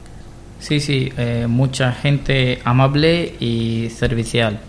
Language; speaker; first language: Spanish; non-native, learner; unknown